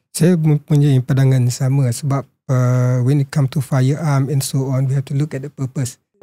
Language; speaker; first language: English; non-native, local second language; Malay